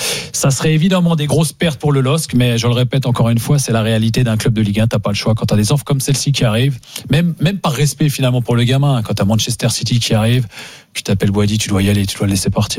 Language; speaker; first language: French; native; French